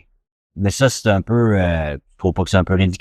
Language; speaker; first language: French; native; French